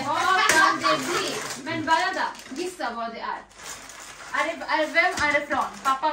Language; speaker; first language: Swedish; non-native, learner; Bangla